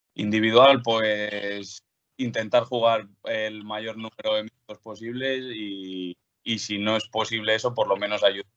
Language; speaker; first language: Spanish; native; Spanish